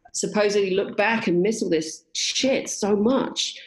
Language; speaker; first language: English; native; English